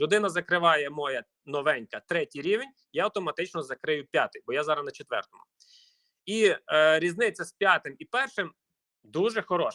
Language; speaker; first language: Ukrainian; native; Ukrainian